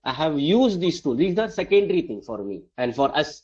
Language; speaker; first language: English; non-native, local second language; Tamil